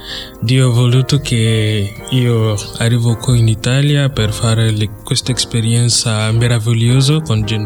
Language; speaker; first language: Italian; non-native, learner; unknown